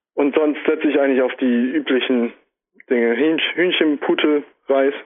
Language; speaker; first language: German; native; German